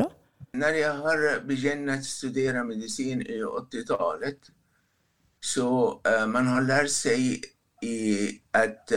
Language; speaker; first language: Swedish; non-native, fluent; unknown